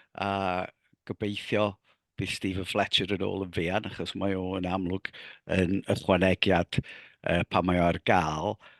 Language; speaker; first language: Welsh; native; Welsh